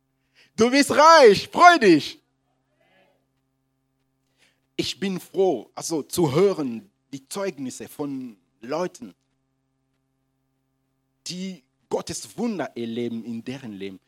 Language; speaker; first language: German; non-native, fluent; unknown